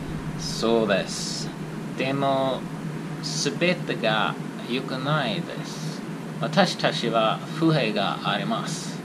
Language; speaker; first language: Japanese; non-native, learner; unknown